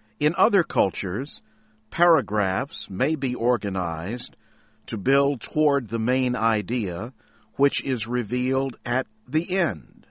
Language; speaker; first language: English; native; English